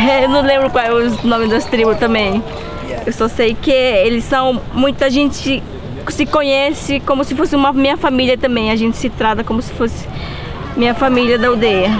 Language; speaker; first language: Portuguese; non-native, local second language; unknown